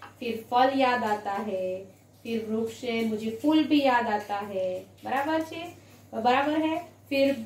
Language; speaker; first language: Hindi; non-native, local second language; Gujarati